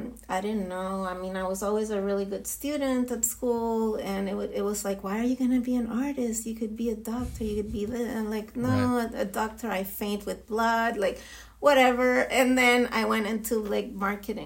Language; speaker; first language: English; non-native, fluent; Spanish